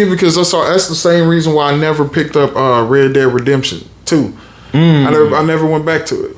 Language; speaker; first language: English; native; English